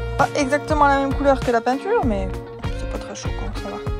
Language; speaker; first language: French; native; French